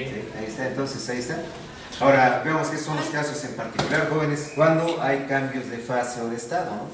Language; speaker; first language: Spanish; native; Spanish